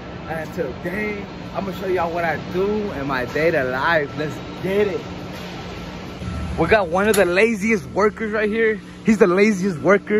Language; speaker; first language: English; early bilingual, other home language; Spanish